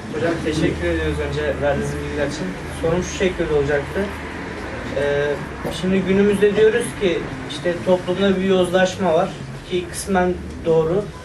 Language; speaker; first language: Turkish; native; Turkish